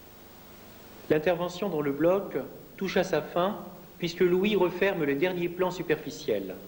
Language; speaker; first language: French; native; French